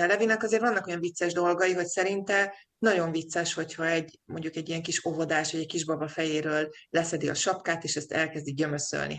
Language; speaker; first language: Hungarian; native; Hungarian